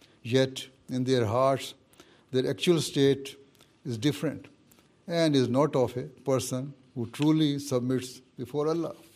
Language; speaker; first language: English; non-native, local second language; Urdu